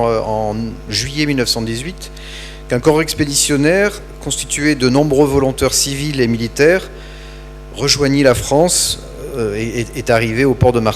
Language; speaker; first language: French; native; French